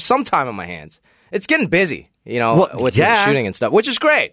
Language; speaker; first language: English; non-native, local second language; Cantonese